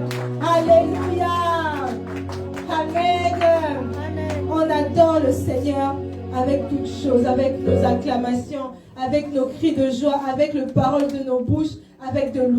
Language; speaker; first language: French; non-native, local second language; Lingala